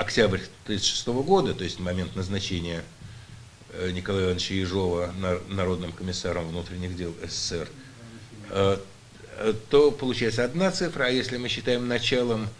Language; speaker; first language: Russian; native; Russian